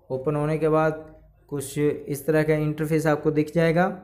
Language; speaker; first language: Hindi; native; Hindi